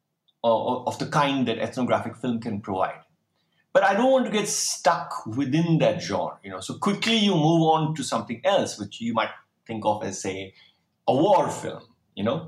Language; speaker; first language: English; non-native, local second language; Hindi